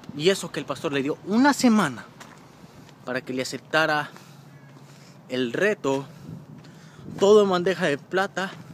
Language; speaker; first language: Spanish; native; Spanish